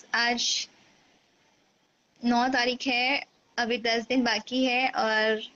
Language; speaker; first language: Hindi; native; Hindi